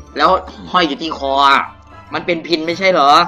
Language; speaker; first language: Thai; native; Thai